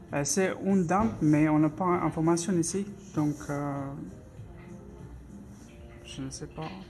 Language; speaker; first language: French; non-native, learner; English